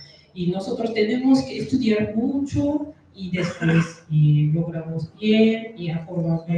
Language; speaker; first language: Spanish; non-native, learner; Korean